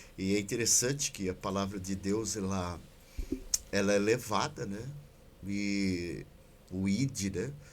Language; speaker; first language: Portuguese; native; Portuguese